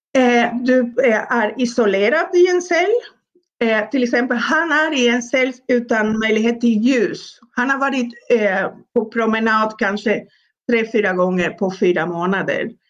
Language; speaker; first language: Swedish; non-native, fluent; Spanish